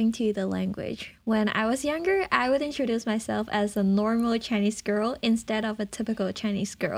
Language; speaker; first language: English; non-native, local second language; Cantonese